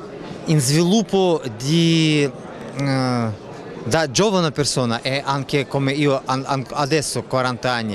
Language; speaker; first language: Italian; non-native, learner; Russian